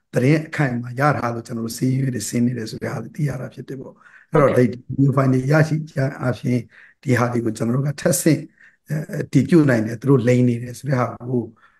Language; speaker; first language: Burmese; non-native, local second language; Rohingya